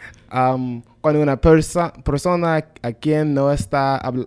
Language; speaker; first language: Spanish; non-native, learner; English